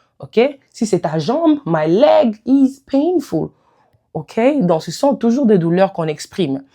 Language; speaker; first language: French; non-native, local second language; Lingala